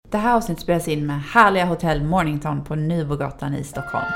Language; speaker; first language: Swedish; native; Swedish